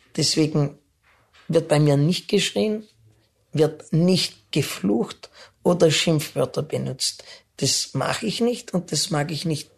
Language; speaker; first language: German; native; German